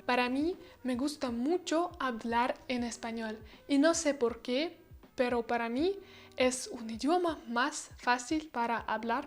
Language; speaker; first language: Spanish; non-native, learner; Russian